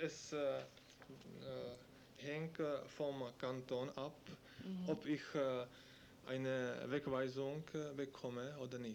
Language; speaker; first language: German; non-native, learner; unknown